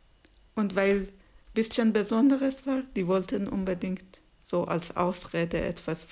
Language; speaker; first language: German; non-native, learner; Persian